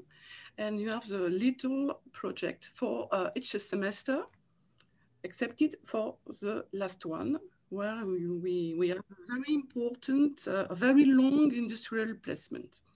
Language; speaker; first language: English; non-native, learner; French